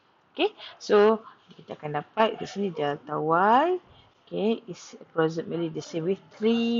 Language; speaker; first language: English; non-native, local second language; Malay